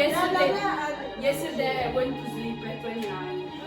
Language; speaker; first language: English; non-native, learner; Italian